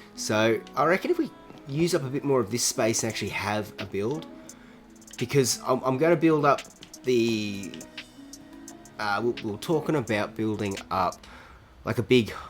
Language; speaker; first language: English; native; English